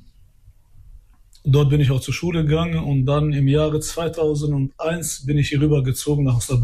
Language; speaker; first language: German; early bilingual, other home language; Albanian